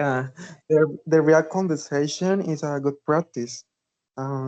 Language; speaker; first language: English; non-native, learner; Spanish